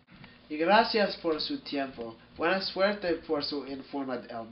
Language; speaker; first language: Spanish; non-native, learner; English